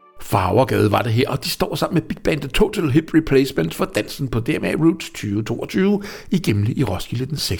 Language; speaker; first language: Danish; native; Danish